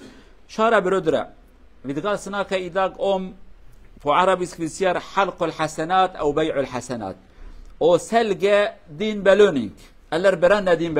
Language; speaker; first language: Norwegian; non-native, learner; Kurdish